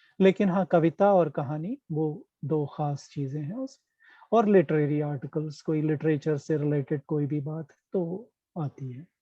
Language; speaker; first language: Hindi; native; Hindi